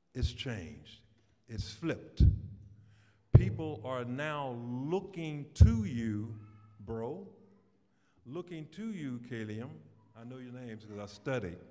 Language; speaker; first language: English; native; English